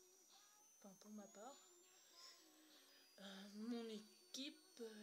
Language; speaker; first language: French; native; French